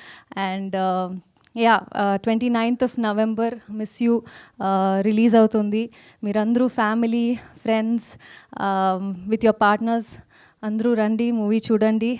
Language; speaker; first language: Telugu; non-native, fluent; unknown